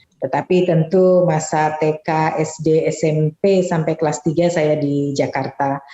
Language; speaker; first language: Indonesian; native; Indonesian